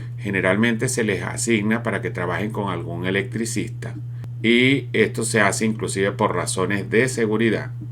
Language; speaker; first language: Spanish; native; Spanish